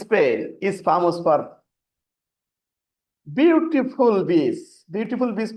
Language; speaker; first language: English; non-native, fluent; Bangla